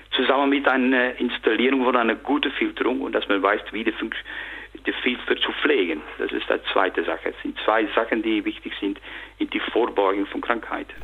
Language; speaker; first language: German; non-native, fluent; Dutch